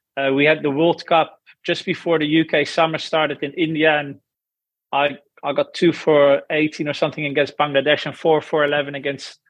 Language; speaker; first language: English; non-native, fluent; Dutch